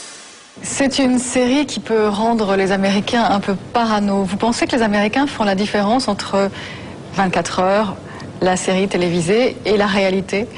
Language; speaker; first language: French; native; French